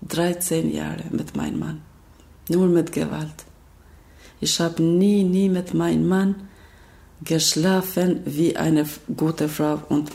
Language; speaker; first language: German; non-native, learner; Albanian